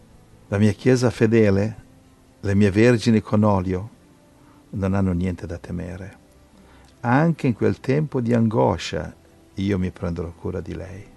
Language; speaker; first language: Italian; native; Italian